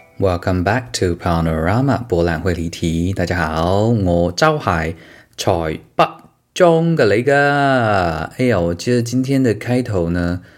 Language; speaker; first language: Chinese; native; Chinese